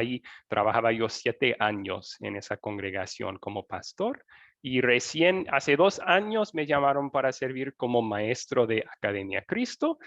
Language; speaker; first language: Spanish; non-native, fluent; English